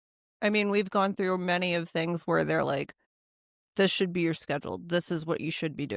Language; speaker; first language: English; native; English